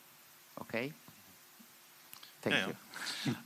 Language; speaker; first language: English; non-native, learner; Spanish